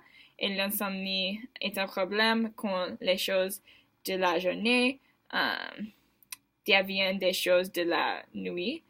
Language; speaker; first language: French; non-native, learner; English